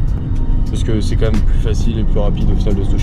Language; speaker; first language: French; native; French